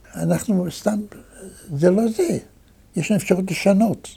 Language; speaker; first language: Hebrew; native; Hebrew